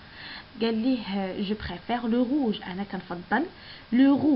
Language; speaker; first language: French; non-native, local second language; Arabic